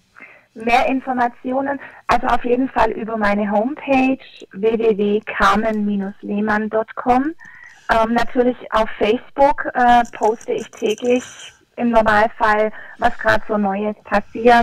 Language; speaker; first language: German; native; German